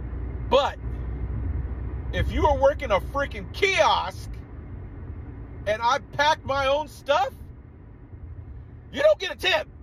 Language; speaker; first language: English; native; English